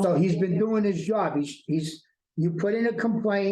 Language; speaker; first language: English; native; English